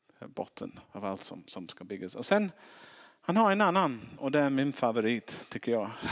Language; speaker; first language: Swedish; non-native, fluent; English